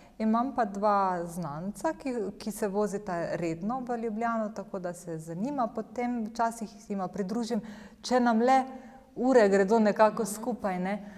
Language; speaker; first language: Slovenian; native; Slovenian